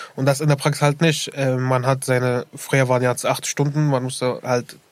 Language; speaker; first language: German; early bilingual, other home language; Arabic